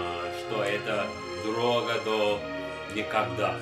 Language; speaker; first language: Russian; non-native, learner; English